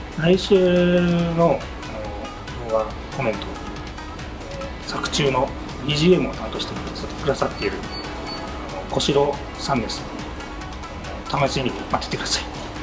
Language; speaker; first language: Japanese; native; Japanese